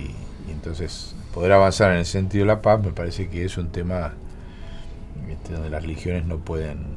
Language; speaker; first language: Spanish; native; Spanish